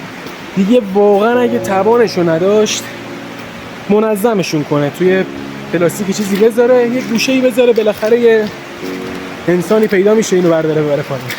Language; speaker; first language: Persian; native; Persian